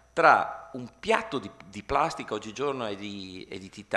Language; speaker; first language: Italian; native; Italian